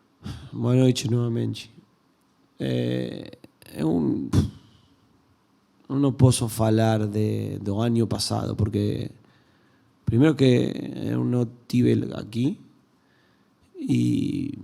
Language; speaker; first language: Portuguese; non-native, learner; Spanish